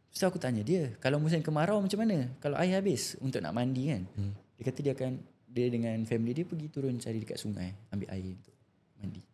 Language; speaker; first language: Malay; native; Malay